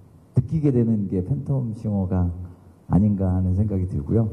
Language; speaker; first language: Korean; native; Korean